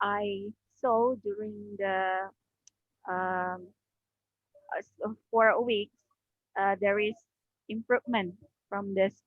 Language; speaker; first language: English; non-native, learner; Indonesian